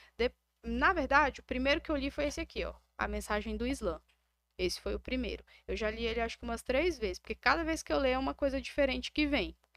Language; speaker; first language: Portuguese; native; Portuguese